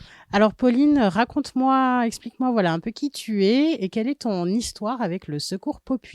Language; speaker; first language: French; native; French